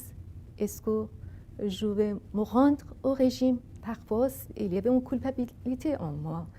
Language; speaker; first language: French; non-native, fluent; Persian